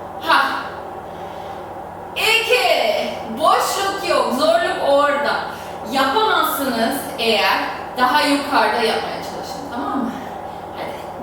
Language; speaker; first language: Turkish; non-native, fluent; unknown